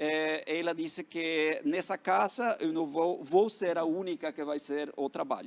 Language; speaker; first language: Portuguese; non-native, fluent; Norwegian